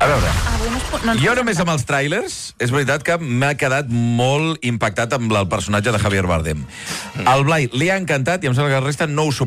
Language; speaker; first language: Catalan; native; Catalan